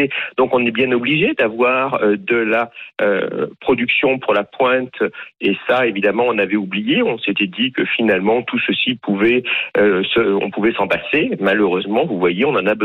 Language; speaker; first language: French; native; French